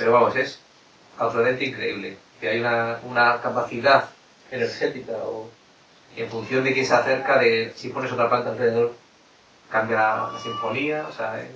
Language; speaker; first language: Spanish; native; Spanish